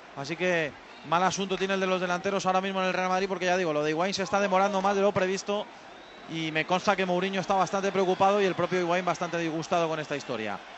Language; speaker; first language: Spanish; native; Spanish